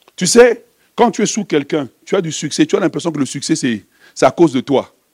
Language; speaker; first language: French; non-native, local second language; Lingala